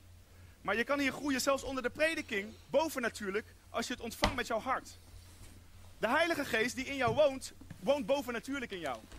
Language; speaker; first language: Dutch; native; Dutch